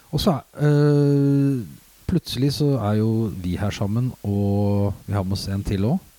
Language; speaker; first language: Norwegian; native; Norwegian